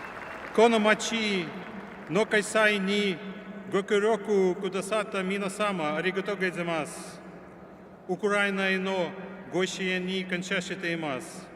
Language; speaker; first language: Japanese; non-native, fluent; Ukrainian